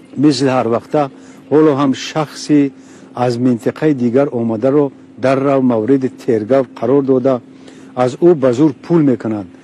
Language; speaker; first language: Tajik; non-native, local second language; Shughni